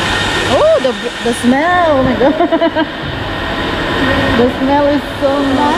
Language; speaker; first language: English; non-native, local second language; Filipino